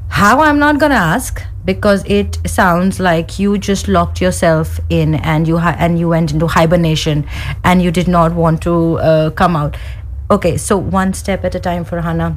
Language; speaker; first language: English; non-native, local second language; Hindi